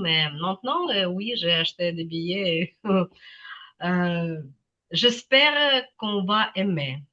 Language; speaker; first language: French; non-native, fluent; Ukrainian